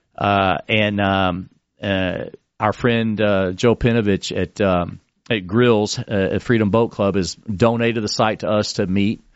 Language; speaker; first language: English; native; English